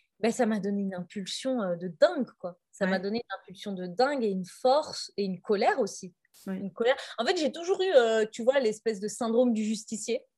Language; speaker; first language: French; native; French